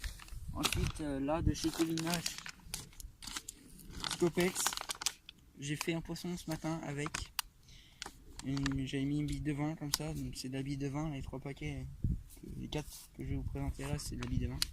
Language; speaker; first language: French; native; French